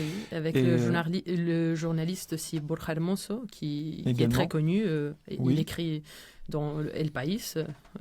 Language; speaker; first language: French; non-native, fluent; Spanish